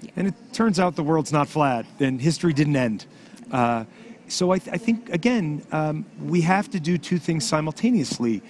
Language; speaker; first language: English; native; English